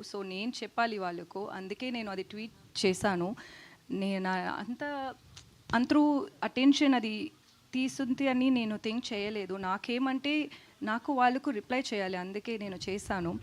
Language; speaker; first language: Telugu; non-native, learner; Tamil